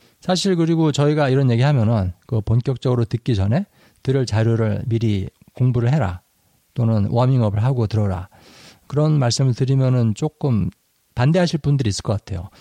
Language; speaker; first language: Korean; native; Korean